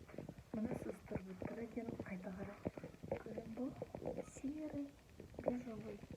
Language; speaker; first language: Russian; non-native, local second language; Yakut